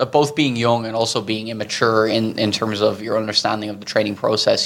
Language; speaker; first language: English; native; English